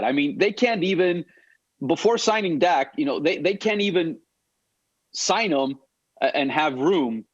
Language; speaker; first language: English; native; English